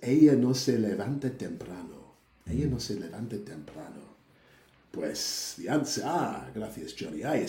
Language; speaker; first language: Spanish; non-native, fluent; English